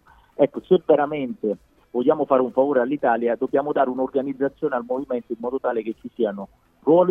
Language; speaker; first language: Italian; native; Italian